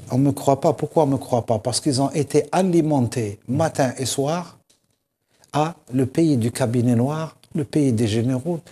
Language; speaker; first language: French; non-native, local second language; Kabyle